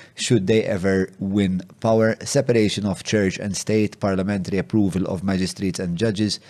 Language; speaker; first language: English; non-native, local second language; Maltese